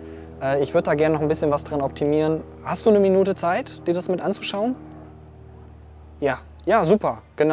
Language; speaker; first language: German; native; German